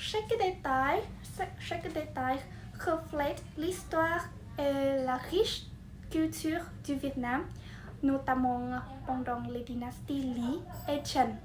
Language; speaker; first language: French; non-native, fluent; Vietnamese